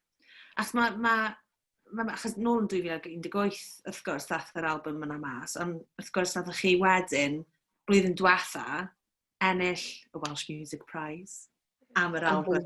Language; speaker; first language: Welsh; native; Welsh